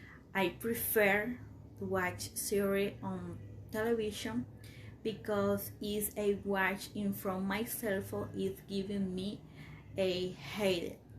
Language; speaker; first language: English; non-native, learner; Spanish